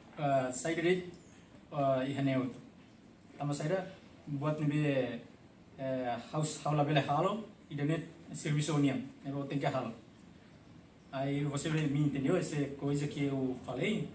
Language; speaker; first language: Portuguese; non-native, local second language; Tetum